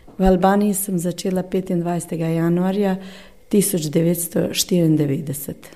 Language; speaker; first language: Slovenian; non-native, fluent; Albanian